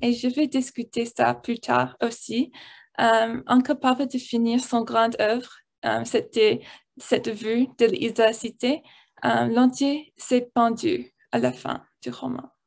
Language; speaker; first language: French; non-native, learner; English